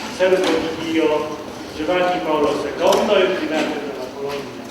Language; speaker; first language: Italian; non-native, learner; Polish